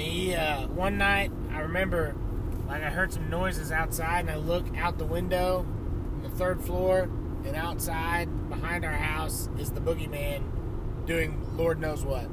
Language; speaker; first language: English; native; English